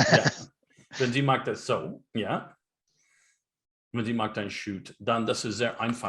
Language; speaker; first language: German; non-native, learner; English